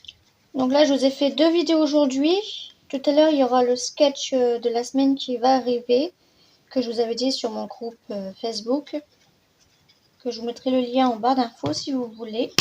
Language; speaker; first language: French; native; French